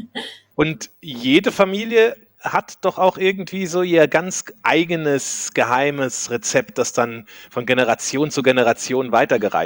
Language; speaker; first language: German; native; German